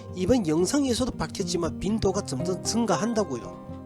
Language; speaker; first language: Korean; early bilingual, heritage; Korean